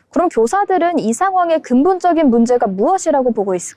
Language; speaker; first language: Korean; native; Korean